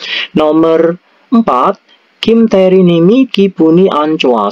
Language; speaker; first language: Korean; non-native, learner; Indonesian